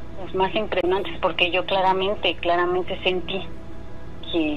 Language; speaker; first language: Spanish; native; Spanish